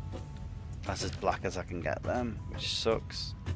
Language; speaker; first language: English; native; English